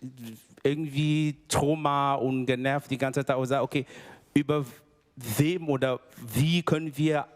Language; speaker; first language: German; non-native, fluent; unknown